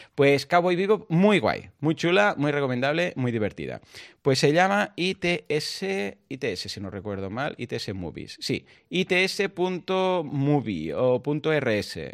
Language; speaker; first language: Spanish; non-native, local second language; Catalan